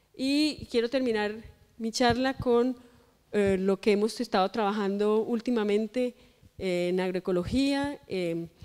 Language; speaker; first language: Spanish; native; Spanish